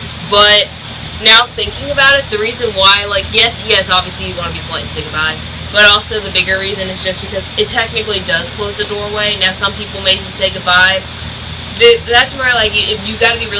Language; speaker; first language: English; native; English